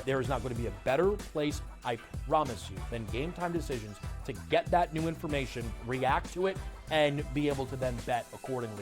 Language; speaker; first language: English; native; English